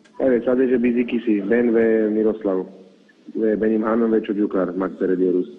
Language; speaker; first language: Turkish; non-native, learner; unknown